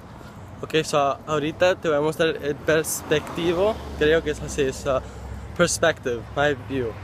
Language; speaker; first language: Spanish; early bilingual, other home language; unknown